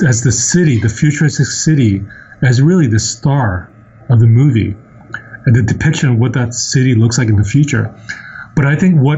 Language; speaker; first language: English; non-native, local second language; Cantonese